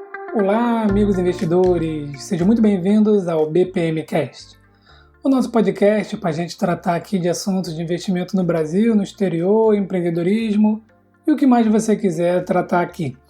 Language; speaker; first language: Portuguese; native; Portuguese